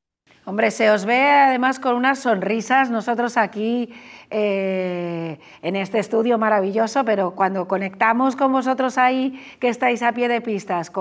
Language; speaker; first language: Spanish; native; Spanish